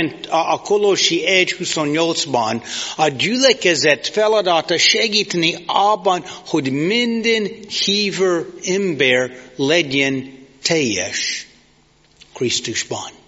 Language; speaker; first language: Hungarian; non-native, fluent; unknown